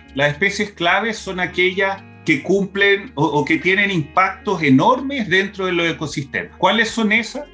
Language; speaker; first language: Spanish; early bilingual, other home language; Portuguese